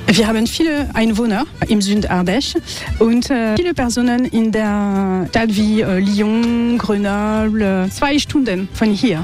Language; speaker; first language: German; non-native, learner; French